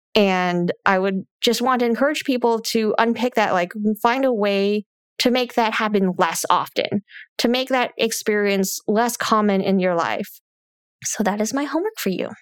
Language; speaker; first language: English; native; English